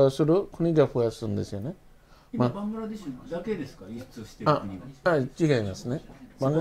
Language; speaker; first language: Japanese; non-native, fluent; Bangla